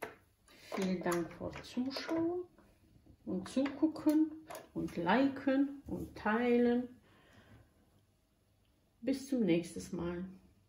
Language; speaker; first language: German; non-native, learner; Croatian